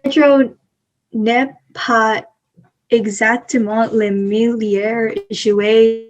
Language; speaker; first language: French; non-native, learner; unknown